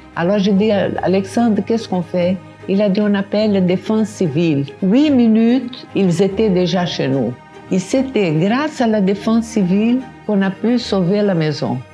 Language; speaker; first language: French; non-native, fluent; Portuguese